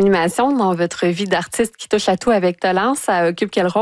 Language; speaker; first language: French; native; French